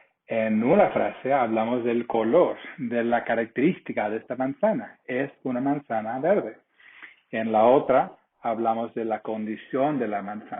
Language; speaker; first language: Spanish; non-native, fluent; English